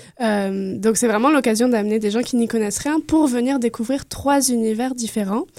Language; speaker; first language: French; native; French